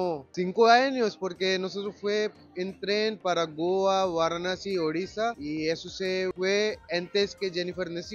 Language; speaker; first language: Spanish; non-native, learner; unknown